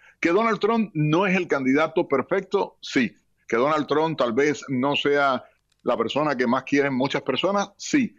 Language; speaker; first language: Spanish; native; Spanish